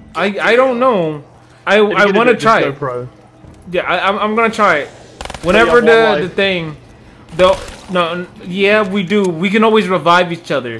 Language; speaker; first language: English; native; English